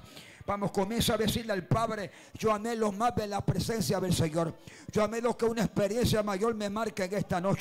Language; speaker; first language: Spanish; native; Spanish